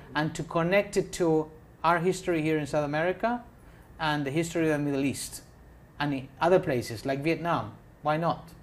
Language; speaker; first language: English; non-native, fluent; Spanish